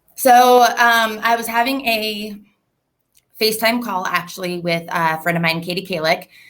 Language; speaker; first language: English; native; English